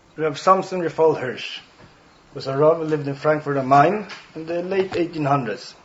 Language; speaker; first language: English; non-native, fluent; Swedish